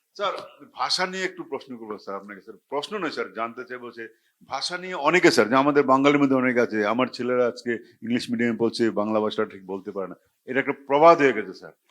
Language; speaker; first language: Bangla; native; Bangla